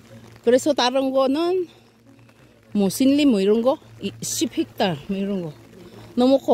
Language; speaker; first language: Korean; non-native, learner; Filipino